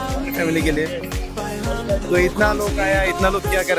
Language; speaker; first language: Hindi; non-native, learner; Bangla